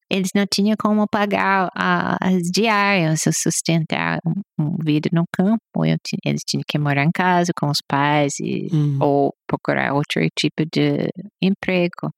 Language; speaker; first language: Portuguese; non-native, fluent; English